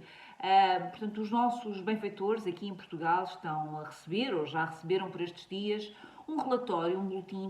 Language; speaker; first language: Portuguese; native; Portuguese